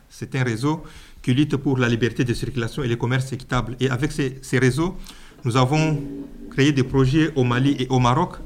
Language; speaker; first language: French; non-native, local second language; Luba-Lulua